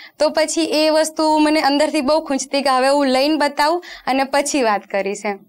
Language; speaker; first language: Gujarati; non-native, local second language; Rajasthani